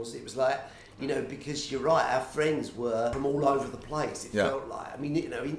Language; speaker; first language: English; native; English